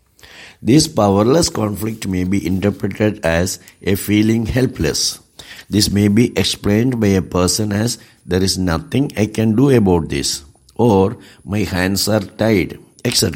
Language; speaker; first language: English; non-native, local second language; Malayalam